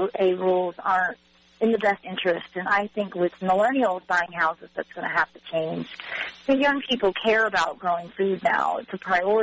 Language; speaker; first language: English; native; English